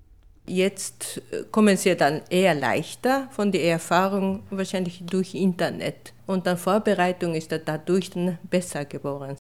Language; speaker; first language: German; non-native, fluent; Japanese